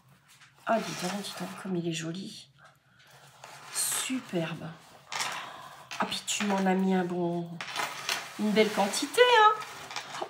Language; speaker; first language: French; native; French